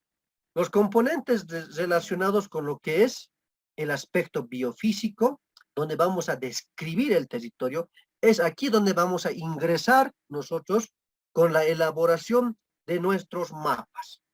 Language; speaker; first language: Spanish; native; Spanish